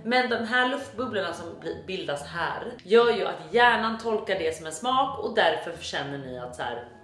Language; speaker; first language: Swedish; native; Swedish